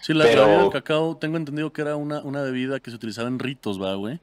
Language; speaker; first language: Spanish; native; Spanish